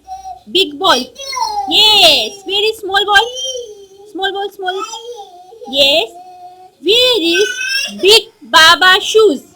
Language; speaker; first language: English; non-native, local second language; Hindi